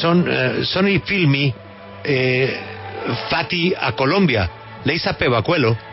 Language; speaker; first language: Italian; non-native, learner; Spanish